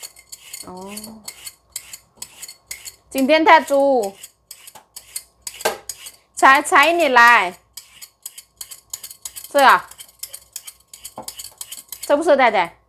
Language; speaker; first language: Chinese; non-native, learner; Indonesian